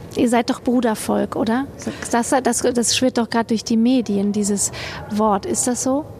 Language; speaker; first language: German; non-native, fluent; Russian